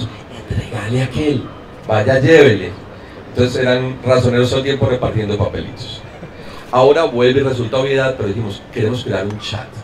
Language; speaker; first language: Spanish; native; Spanish